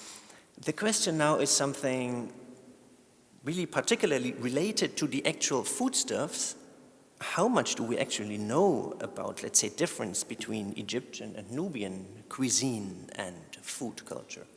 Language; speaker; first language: English; non-native, fluent; German